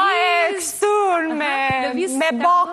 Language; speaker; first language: Albanian; non-native, learner; Portuguese